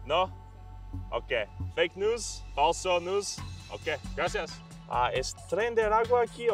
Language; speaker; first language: Spanish; non-native, learner; English